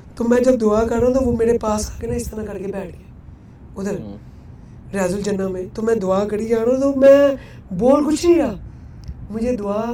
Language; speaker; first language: Urdu; non-native, local second language; Punjabi